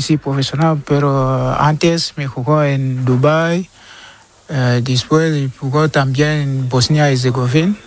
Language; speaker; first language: Spanish; non-native, learner; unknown